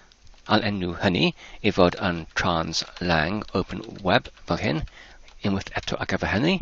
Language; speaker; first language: Welsh; non-native, learner; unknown